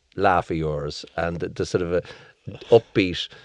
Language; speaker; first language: English; native; English